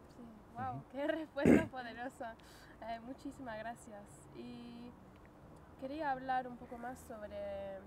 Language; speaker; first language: Spanish; non-native, fluent; English